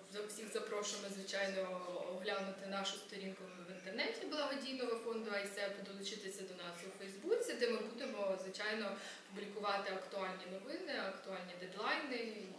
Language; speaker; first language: Ukrainian; native; Ukrainian